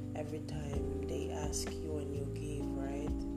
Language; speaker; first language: English; non-native, fluent; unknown